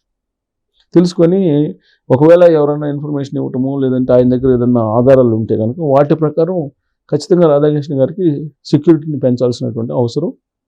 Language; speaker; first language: Telugu; native; Telugu